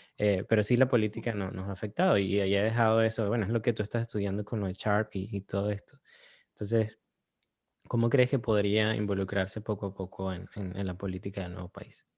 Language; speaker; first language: Spanish; native; Spanish